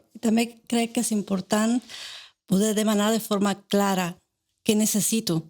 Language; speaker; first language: Catalan; non-native, learner; Spanish